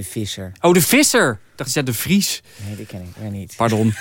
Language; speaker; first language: Dutch; native; Dutch